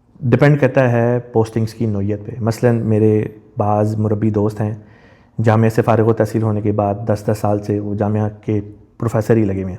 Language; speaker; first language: Urdu; native; Urdu